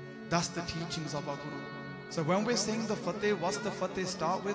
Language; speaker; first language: English; early bilingual, other home language; Punjabi